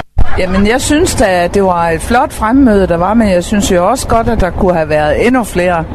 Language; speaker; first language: Danish; native; Danish